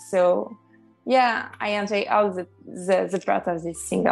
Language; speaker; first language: English; non-native, fluent; French